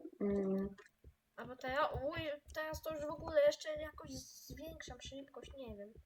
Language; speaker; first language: Polish; native; Polish